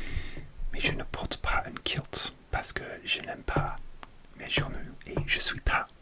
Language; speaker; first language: French; non-native, learner; English